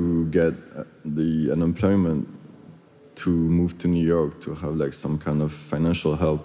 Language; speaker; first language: English; non-native, fluent; French